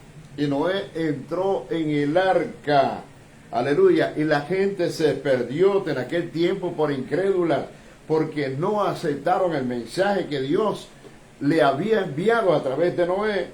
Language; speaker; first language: Spanish; native; Spanish